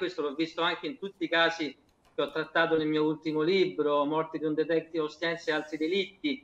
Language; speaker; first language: Italian; native; Italian